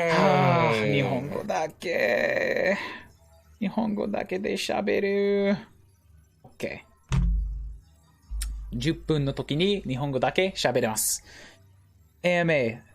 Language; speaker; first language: Japanese; non-native, learner; English